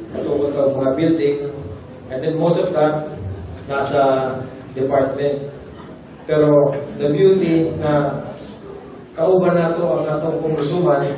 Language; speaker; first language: Cebuano; non-native, local second language; Filipino